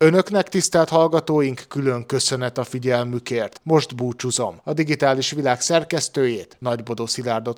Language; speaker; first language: Hungarian; native; Hungarian